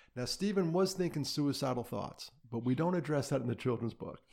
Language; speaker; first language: English; native; English